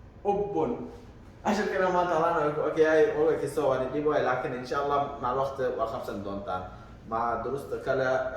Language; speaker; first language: Arabic; non-native, local second language; Somali